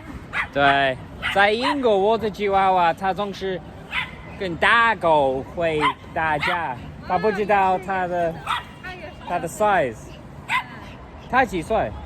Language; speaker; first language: Chinese; non-native, learner; English